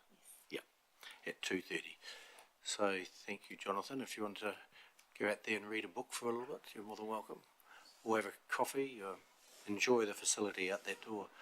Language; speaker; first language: English; native; English